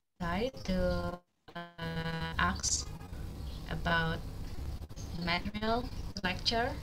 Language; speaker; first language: English; non-native, learner; Indonesian